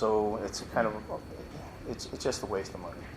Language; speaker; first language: English; native; English